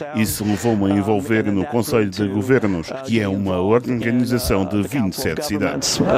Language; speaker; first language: Portuguese; early bilingual, heritage; Portuguese